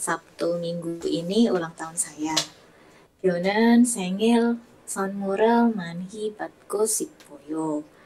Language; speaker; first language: Korean; non-native, learner; Indonesian